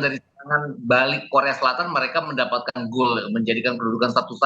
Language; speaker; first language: Indonesian; native; Indonesian